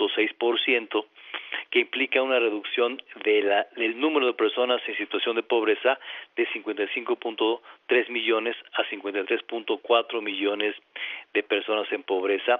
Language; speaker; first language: Spanish; native; Spanish